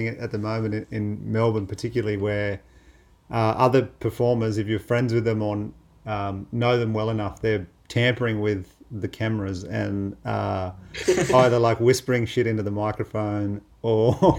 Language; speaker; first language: English; native; English